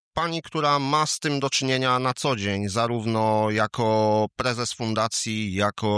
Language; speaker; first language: Polish; native; Polish